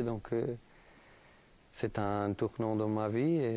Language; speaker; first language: French; non-native, fluent; Spanish